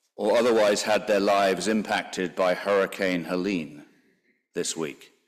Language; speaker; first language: English; native; English